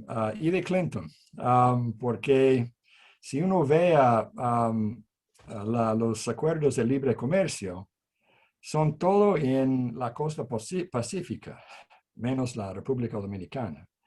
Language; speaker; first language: Spanish; non-native, fluent; English